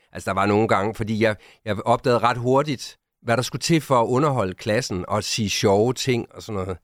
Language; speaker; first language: Danish; native; Danish